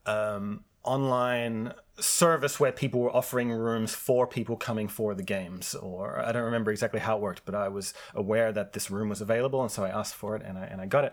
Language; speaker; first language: English; native; English